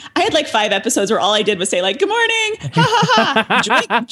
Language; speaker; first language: English; native; English